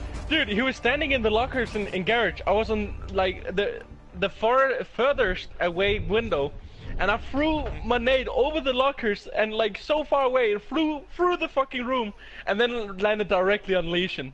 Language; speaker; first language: English; non-native, fluent; Danish